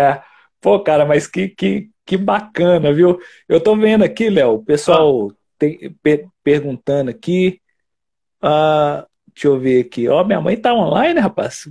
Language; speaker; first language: Portuguese; native; Portuguese